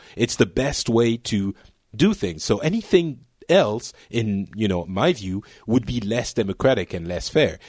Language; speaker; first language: English; non-native, fluent; French